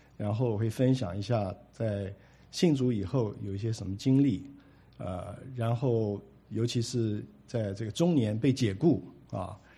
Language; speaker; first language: Chinese; native; Chinese